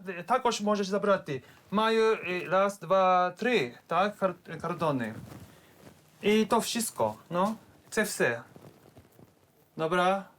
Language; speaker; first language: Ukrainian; non-native, learner; Japanese